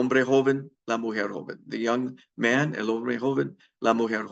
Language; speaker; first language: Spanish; non-native, fluent; English